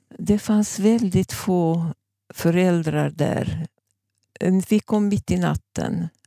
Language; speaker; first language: Swedish; non-native, fluent; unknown